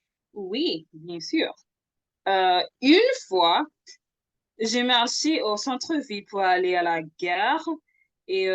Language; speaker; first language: French; non-native, fluent; English